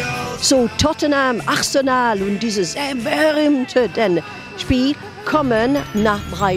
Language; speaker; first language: German; non-native, fluent; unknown